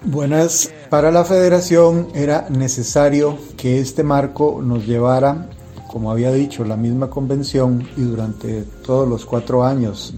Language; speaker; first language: Spanish; native; Spanish